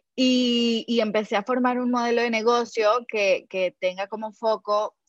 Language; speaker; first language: Spanish; native; Spanish